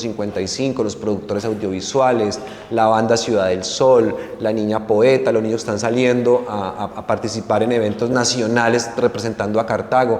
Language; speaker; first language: Spanish; native; Spanish